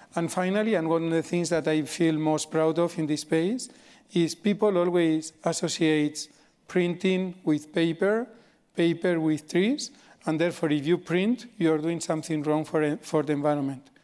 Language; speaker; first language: English; non-native, fluent; Spanish